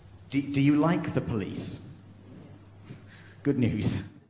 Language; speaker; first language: English; native; English